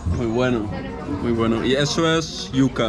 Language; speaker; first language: Spanish; non-native, learner; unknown